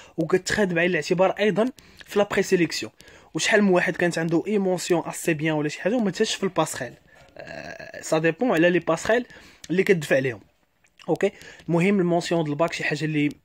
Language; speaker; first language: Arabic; native; Arabic